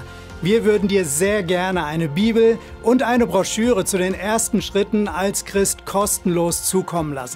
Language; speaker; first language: German; native; German